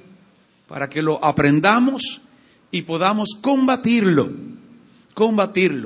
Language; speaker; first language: Spanish; native; Spanish